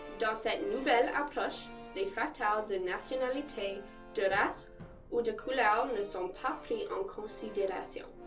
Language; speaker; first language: French; non-native, local second language; English